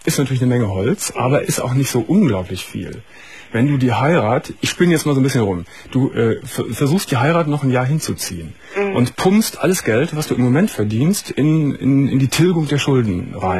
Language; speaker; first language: German; native; German